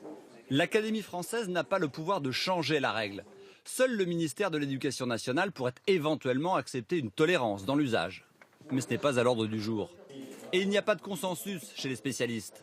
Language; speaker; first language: French; native; French